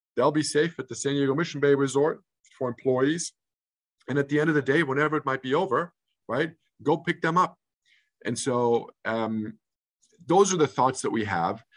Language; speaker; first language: English; early bilingual, other home language; German